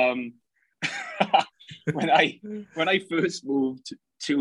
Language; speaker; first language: English; native; English